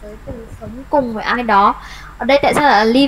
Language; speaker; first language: Vietnamese; native; Vietnamese